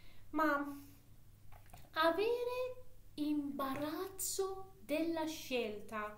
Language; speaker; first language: Italian; non-native, fluent; Persian